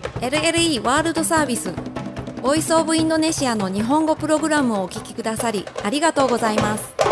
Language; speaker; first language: Japanese; non-native, fluent; Indonesian